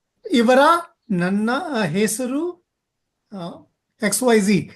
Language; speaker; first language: Kannada; non-native, learner; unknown